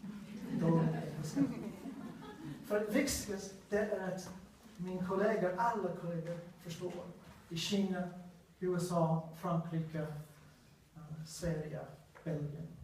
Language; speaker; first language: Swedish; non-native, learner; English